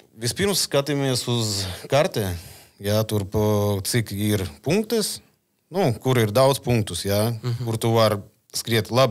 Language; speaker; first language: Latvian; non-native, learner; Russian